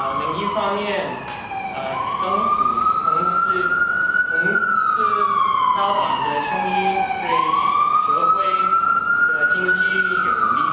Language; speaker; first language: Chinese; non-native, learner; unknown